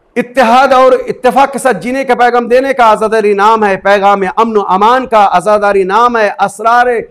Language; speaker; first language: Hindi; native; Hindi